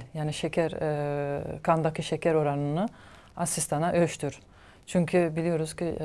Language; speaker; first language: Turkish; native; Turkish